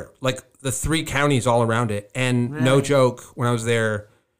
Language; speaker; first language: English; native; English